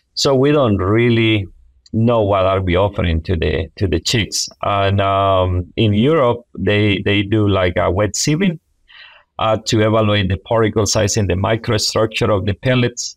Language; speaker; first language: English; non-native, fluent; Spanish